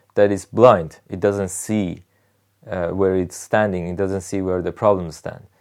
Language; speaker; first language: English; non-native, fluent; Persian